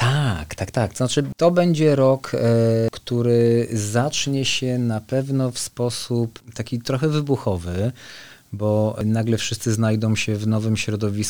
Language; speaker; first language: Polish; native; Polish